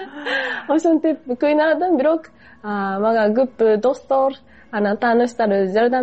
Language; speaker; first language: Kyrgyz; non-native, fluent; Japanese